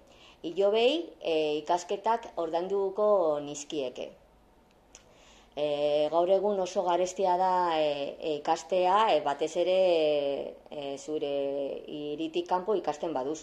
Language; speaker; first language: Basque; non-native, local second language; Spanish